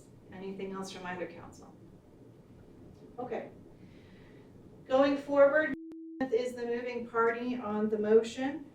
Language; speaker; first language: English; native; English